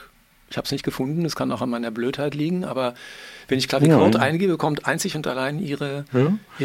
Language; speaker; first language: German; native; German